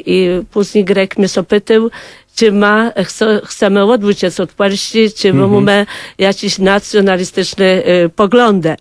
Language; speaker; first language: Polish; non-native, local second language; Kashubian